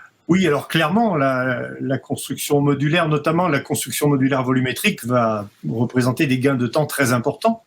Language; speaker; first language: French; native; French